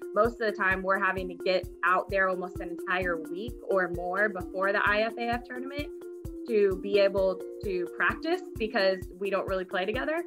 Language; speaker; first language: English; native; English